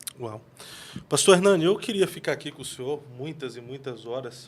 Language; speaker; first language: Portuguese; native; Portuguese